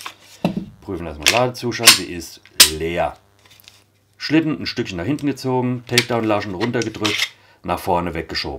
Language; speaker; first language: German; native; German